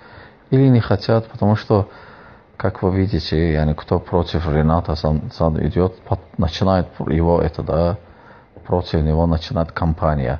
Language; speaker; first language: Russian; non-native, fluent; Azerbaijani